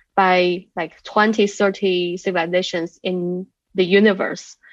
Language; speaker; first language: English; non-native, fluent; Chinese